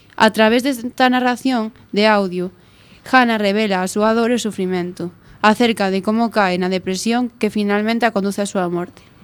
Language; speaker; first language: Galician; non-native, local second language; Spanish